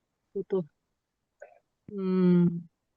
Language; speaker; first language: Korean; non-native, learner; Thai